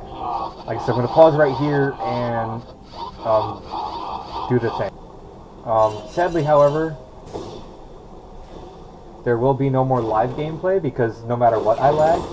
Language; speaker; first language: English; native; English